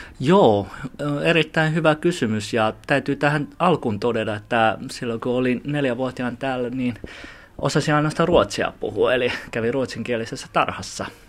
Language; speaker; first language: Finnish; early bilingual, other home language; Chinese